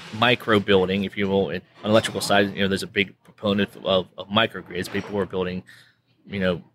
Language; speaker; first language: English; native; English